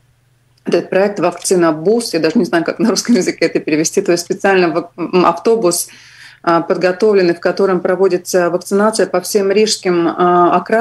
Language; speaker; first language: Russian; non-native, local second language; Latvian